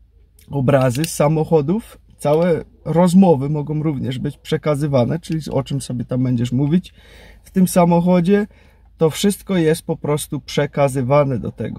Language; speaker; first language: Polish; native; Polish